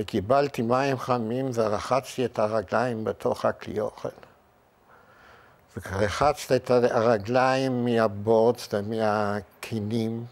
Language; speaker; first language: Hebrew; non-native, fluent; Yiddish